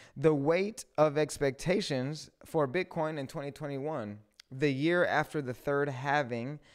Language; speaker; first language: English; early bilingual, other home language; Spanish